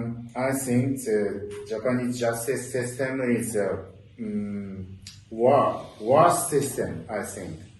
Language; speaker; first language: English; non-native, learner; Japanese